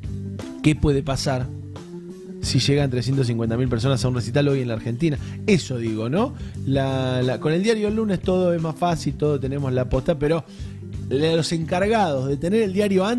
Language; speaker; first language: Spanish; native; Spanish